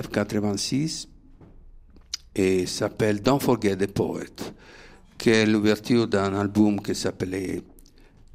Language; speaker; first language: French; non-native, learner; Italian